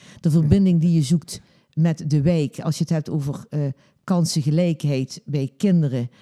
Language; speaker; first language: Dutch; native; Dutch